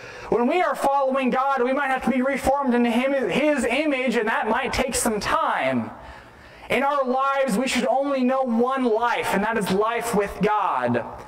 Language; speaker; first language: English; native; English